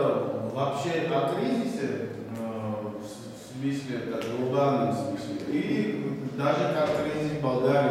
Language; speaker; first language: Russian; non-native, learner; Bulgarian